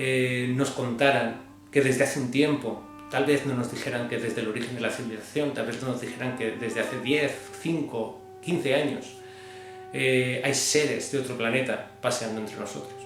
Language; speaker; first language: Spanish; native; Spanish